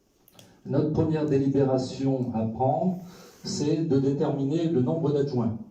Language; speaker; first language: French; native; French